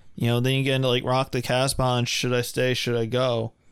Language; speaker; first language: English; early bilingual, other home language; German